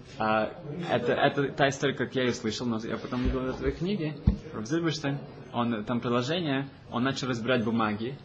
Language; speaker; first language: Russian; early bilingual, heritage; Russian